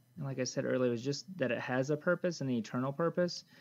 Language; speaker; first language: English; native; English